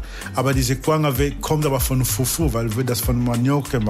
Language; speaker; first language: German; non-native, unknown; Portuguese